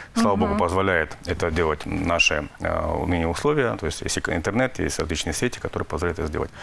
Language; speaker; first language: Russian; native; Russian